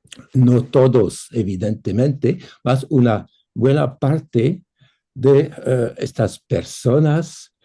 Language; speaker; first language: Spanish; non-native, fluent; French